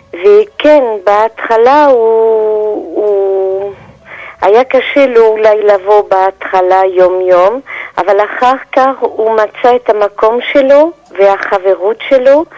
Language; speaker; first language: Hebrew; non-native, fluent; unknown